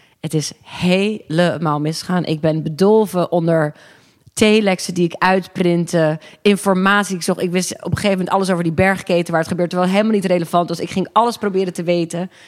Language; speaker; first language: Dutch; early bilingual, other home language; English